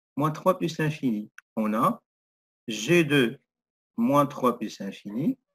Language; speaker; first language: French; non-native, local second language; Arabic